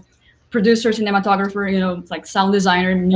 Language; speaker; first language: English; non-native, fluent; Portuguese